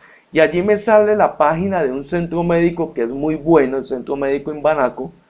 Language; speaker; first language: Spanish; native; Spanish